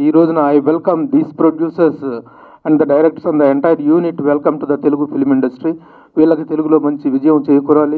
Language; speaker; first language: Telugu; native; Telugu